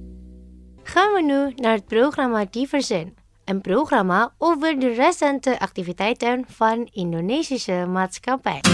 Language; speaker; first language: Dutch; non-native, fluent; Indonesian